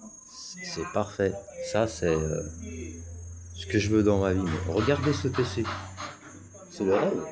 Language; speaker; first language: French; native; French